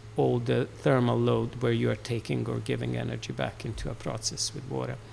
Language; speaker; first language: English; non-native, fluent; Serbian